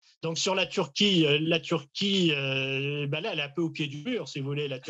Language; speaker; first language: French; native; French